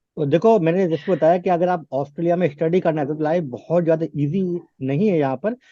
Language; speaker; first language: Hindi; native; Hindi